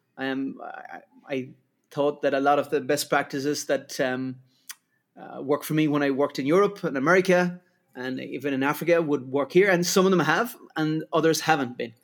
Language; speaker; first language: English; native; English